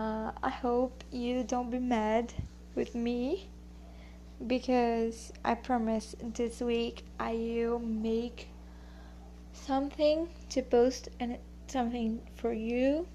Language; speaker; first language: English; non-native, learner; Portuguese